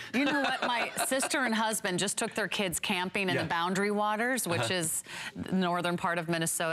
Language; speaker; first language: English; native; English